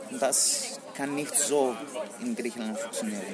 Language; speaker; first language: German; non-native, learner; Greek